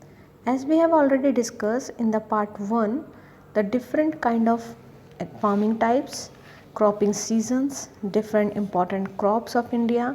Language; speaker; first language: English; non-native, local second language; Hindi